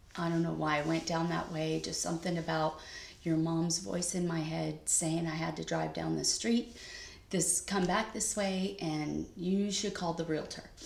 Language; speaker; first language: English; native; English